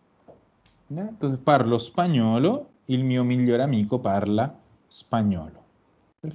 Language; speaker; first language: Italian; non-native, fluent; Spanish